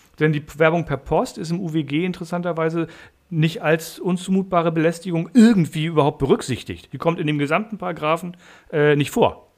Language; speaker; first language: German; native; German